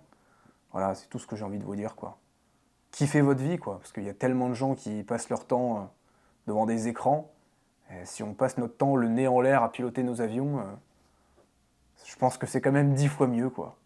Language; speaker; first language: French; native; French